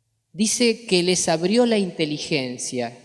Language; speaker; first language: Spanish; native; Spanish